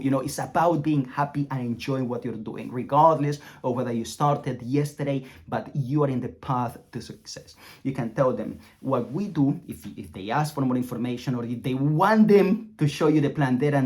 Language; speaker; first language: English; non-native, fluent; Spanish